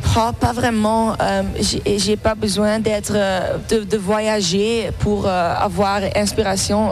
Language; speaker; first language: French; non-native, learner; Dutch